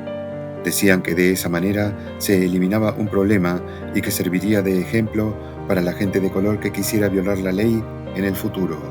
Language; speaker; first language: Spanish; native; Spanish